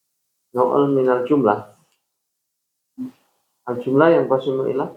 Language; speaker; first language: Arabic; non-native, fluent; Indonesian